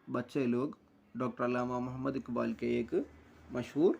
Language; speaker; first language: Urdu; non-native, local second language; Malayalam